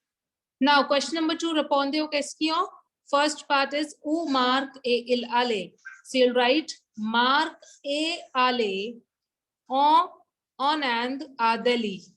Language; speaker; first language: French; non-native, fluent; Hindi